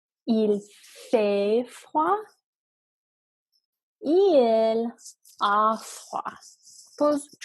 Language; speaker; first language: French; non-native, fluent; English